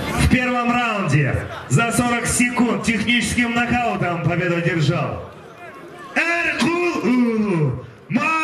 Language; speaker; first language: Russian; non-native, local second language; Kyrgyz